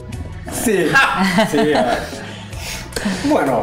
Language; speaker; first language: Spanish; non-native, learner; Portuguese